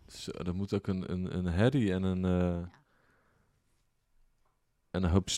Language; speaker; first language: Dutch; native; Dutch